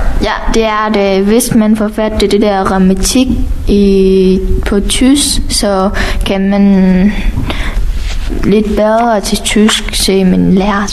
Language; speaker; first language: Danish; non-native, fluent; Vietnamese